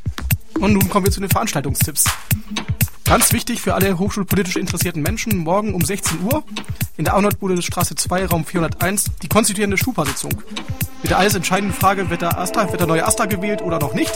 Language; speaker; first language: German; native; German